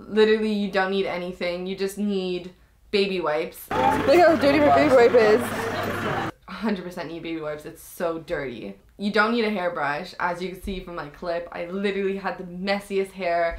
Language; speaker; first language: English; native; English